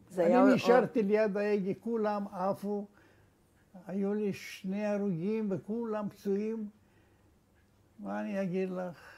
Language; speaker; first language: Hebrew; non-native, fluent; Romanian